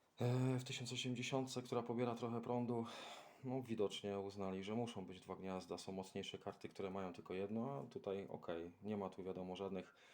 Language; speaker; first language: Polish; native; Polish